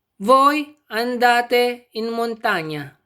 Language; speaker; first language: Italian; non-native, fluent; Filipino